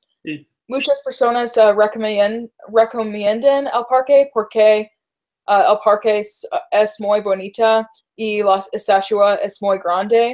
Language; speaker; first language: Spanish; non-native, learner; English